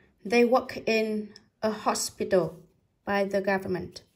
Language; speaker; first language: English; non-native, fluent; Vietnamese